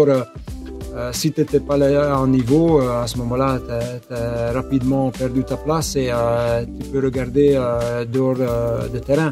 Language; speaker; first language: French; non-native, local second language; Hungarian